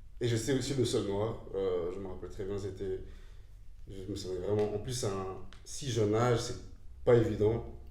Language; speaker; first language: French; native; French